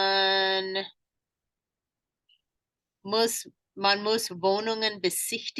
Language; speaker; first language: German; non-native, fluent; English